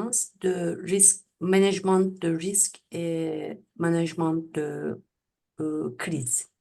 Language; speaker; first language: French; non-native, learner; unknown